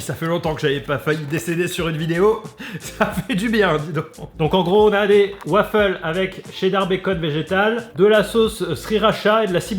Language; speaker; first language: French; native; French